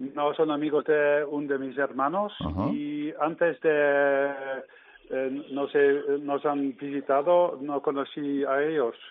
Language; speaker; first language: Spanish; non-native, learner; Dutch